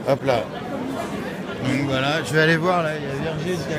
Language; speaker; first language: French; native; French